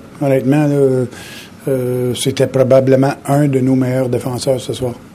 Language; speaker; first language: French; native; French